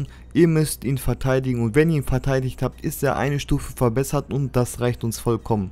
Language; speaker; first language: German; native; German